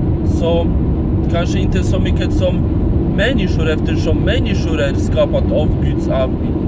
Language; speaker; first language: Swedish; non-native, fluent; Polish